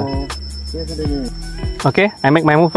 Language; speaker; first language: English; non-native, local second language; Malay